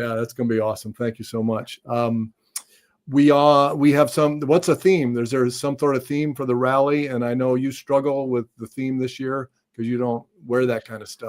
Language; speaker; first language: English; native; English